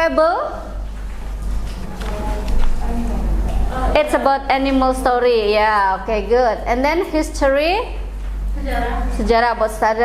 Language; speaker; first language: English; non-native, fluent; Indonesian